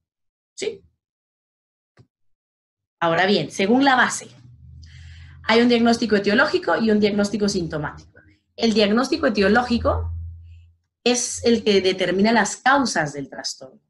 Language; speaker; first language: Spanish; native; Spanish